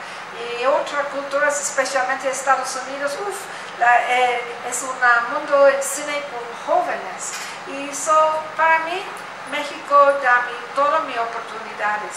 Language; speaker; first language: Spanish; non-native, learner; English